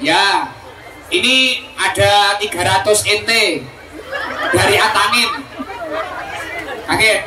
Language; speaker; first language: Indonesian; non-native, local second language; Javanese